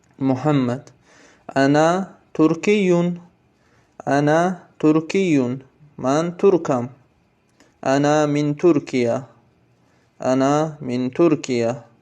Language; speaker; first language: Arabic; non-native, fluent; Tajik